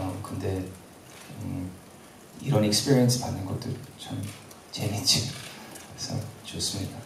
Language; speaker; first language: Korean; early bilingual, heritage; English